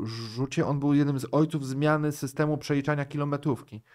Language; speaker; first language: Polish; native; Polish